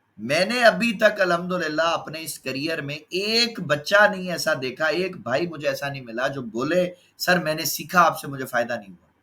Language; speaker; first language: Urdu; non-native, local second language; Punjabi